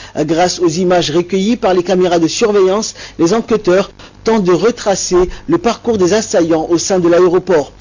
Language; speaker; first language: French; non-native, local second language; Somali